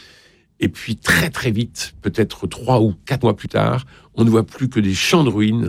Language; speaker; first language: French; native; French